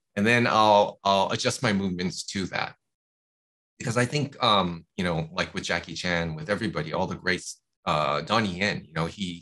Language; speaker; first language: English; native; English